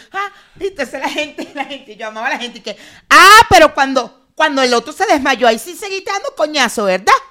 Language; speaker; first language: Spanish; native; Spanish